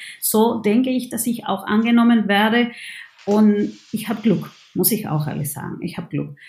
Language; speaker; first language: German; non-native, fluent; Spanish